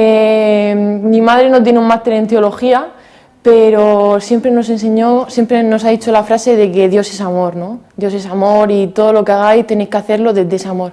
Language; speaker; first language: Spanish; native; Spanish